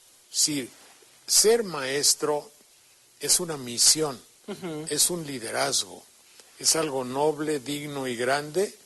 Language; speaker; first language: Spanish; native; Spanish